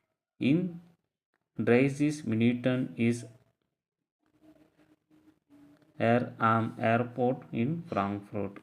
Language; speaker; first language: German; non-native, learner; Tamil